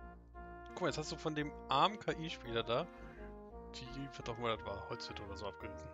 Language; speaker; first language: German; native; German